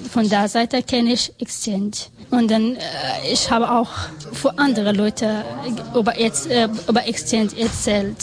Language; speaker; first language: German; non-native, learner; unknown